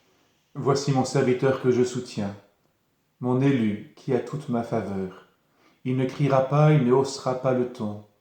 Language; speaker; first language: French; native; French